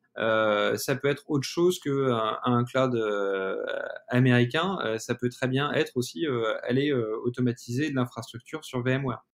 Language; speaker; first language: French; native; French